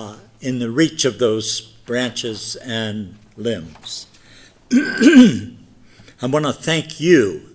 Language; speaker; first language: English; native; English